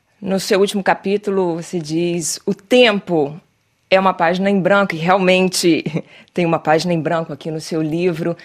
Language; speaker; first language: Portuguese; native; Portuguese